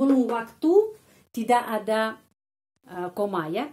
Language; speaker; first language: Indonesian; non-native, fluent; Russian